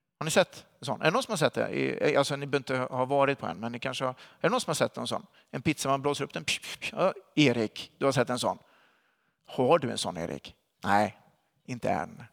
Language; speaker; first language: Swedish; native; Swedish